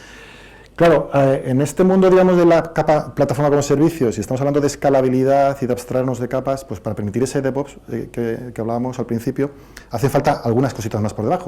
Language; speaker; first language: Spanish; native; Spanish